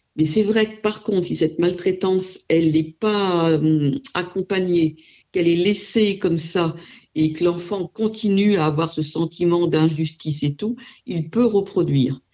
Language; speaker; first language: French; native; French